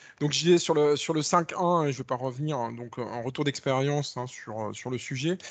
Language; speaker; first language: French; native; French